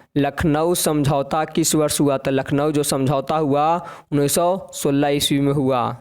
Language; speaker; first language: Hindi; native; Hindi